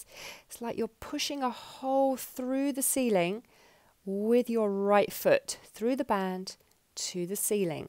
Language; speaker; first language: English; native; English